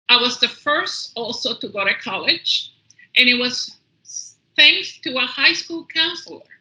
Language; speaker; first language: English; early bilingual, other home language; Spanish